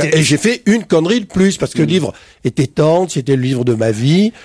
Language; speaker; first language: French; native; French